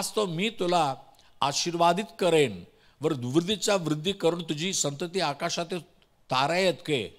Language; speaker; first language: Marathi; non-native, local second language; Tamil